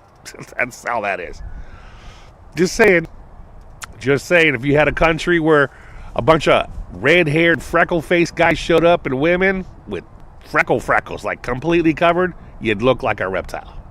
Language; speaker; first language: English; native; English